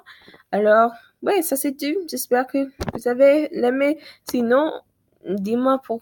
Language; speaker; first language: French; non-native, learner; English